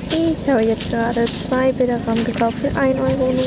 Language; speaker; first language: German; early bilingual, other home language; Vietnamese